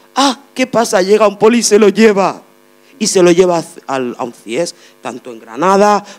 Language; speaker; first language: Spanish; non-native, fluent; Arabic